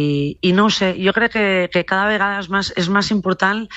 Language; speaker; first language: Catalan; non-native, local second language; Spanish